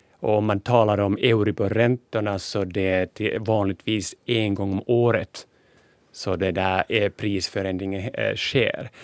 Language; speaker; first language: Swedish; non-native, local second language; Finnish